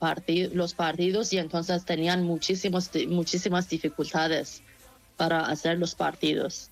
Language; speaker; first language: Spanish; non-native, fluent; Persian